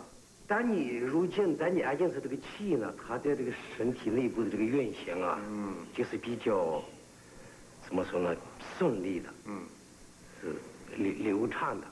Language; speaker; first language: Chinese; native; Chinese